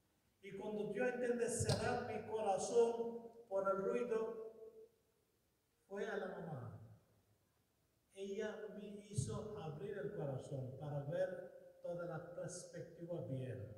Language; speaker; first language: Spanish; non-native, fluent; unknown